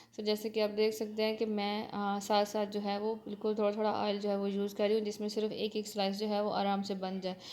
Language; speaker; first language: Urdu; native; Urdu